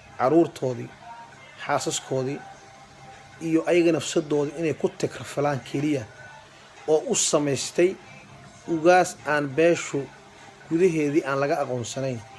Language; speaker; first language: Somali; non-native, local second language; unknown